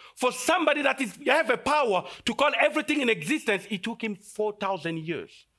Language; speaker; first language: English; non-native, fluent; Lingala